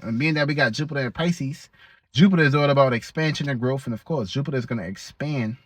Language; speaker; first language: English; native; English